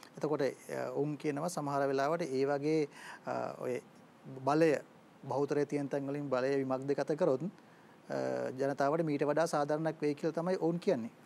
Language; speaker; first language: Sinhala; native; Sinhala